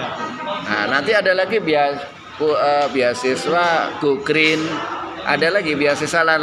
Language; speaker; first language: Indonesian; native; Indonesian